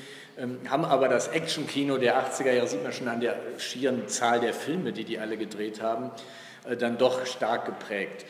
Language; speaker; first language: German; native; German